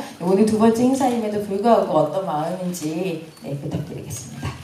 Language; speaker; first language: Korean; native; Korean